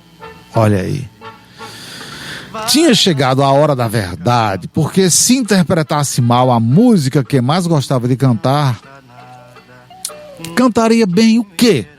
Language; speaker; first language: Portuguese; native; Portuguese